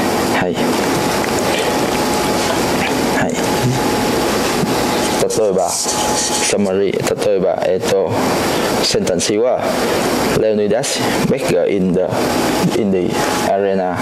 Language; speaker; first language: Japanese; non-native, learner; Cantonese